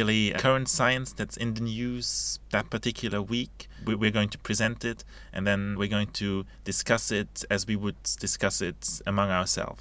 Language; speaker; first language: English; non-native, fluent; Luxembourgish